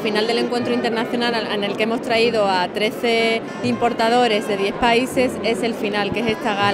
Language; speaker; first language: Spanish; native; Spanish